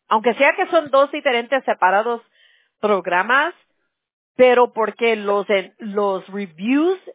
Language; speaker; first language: Spanish; early bilingual, other home language; English